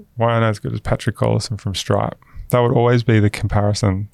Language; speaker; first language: English; native; English